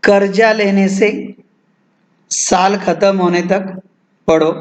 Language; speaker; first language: Hindi; non-native, local second language; Marathi